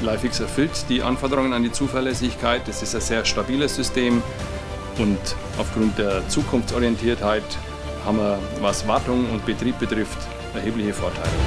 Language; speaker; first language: German; native; German